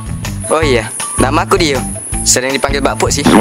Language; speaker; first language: Indonesian; native; Indonesian